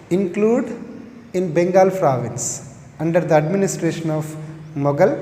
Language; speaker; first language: English; non-native, local second language; Telugu